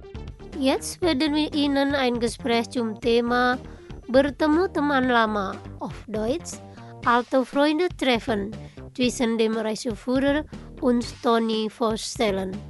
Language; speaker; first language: German; non-native, learner; Indonesian